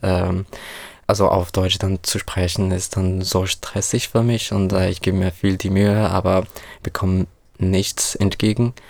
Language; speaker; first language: German; non-native, fluent; Arabic